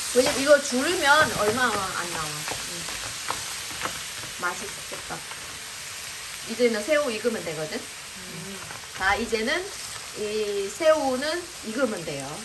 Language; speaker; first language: Korean; non-native, fluent; Vietnamese